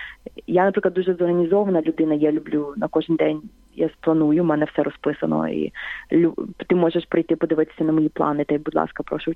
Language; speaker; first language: Ukrainian; native; Ukrainian